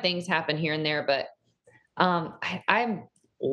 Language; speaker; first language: English; native; English